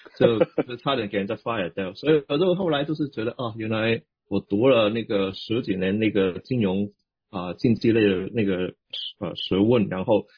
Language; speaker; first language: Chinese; non-native, local second language; Cantonese